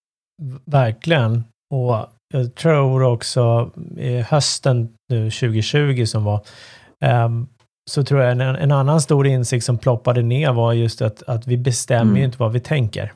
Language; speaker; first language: Swedish; native; Swedish